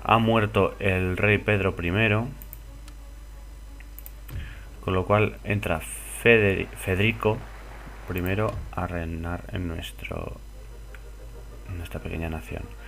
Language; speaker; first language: Spanish; native; Spanish